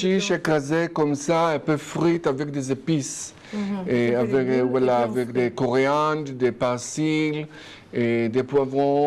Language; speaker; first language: French; non-native, fluent; Hebrew